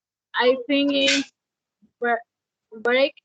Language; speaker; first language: English; non-native, learner; Spanish